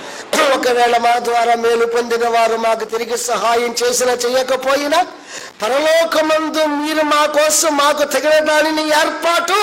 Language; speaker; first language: Telugu; native; Telugu